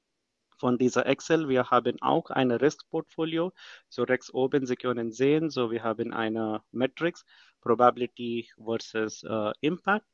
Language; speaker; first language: German; non-native, fluent; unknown